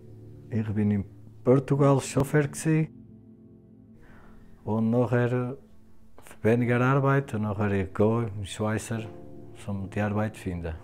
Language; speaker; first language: German; non-native, learner; Portuguese